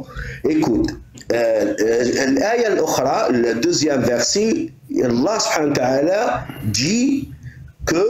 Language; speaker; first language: French; non-native, local second language; Arabic